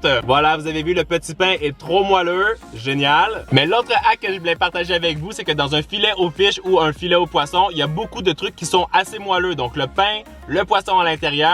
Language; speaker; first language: French; native; French